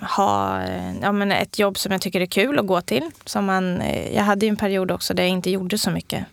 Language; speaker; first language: Swedish; native; Swedish